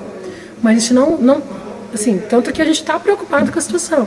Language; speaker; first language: Portuguese; native; Portuguese